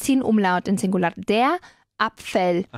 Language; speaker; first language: German; non-native, fluent; Spanish